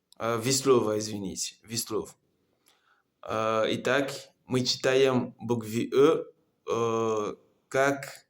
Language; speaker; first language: Russian; non-native, learner; Comorian